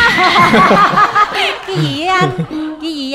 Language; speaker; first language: Vietnamese; non-native, fluent; Korean